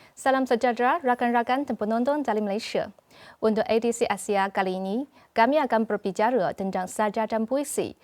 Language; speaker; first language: Malay; non-native, fluent; Chinese